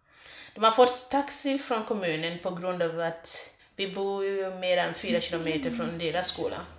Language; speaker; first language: Swedish; non-native, fluent; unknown